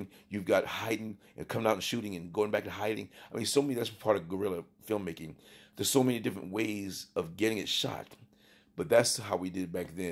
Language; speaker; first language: English; native; English